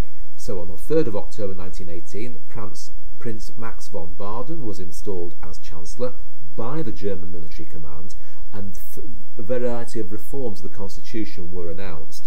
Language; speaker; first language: English; native; English